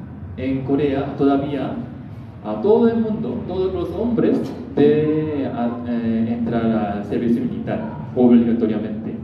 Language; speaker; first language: Spanish; non-native, learner; Korean